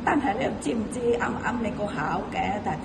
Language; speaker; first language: Cantonese; non-native, learner; Indonesian